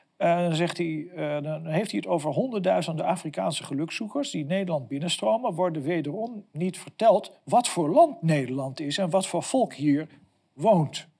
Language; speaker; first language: Dutch; native; Dutch